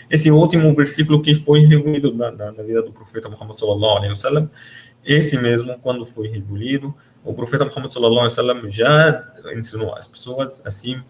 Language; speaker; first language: Portuguese; non-native, learner; Arabic